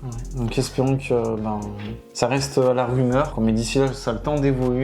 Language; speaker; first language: French; native; French